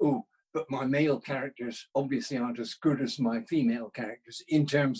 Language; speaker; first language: English; native; English